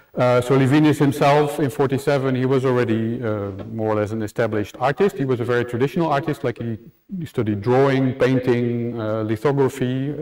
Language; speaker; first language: English; non-native, fluent; Dutch